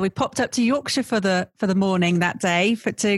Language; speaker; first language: English; native; English